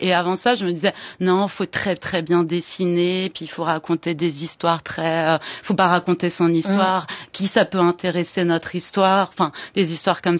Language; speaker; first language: French; early bilingual, other home language; Persian